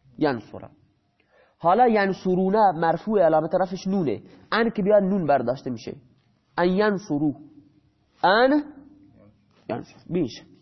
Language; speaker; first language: Persian; non-native, local second language; Baluchi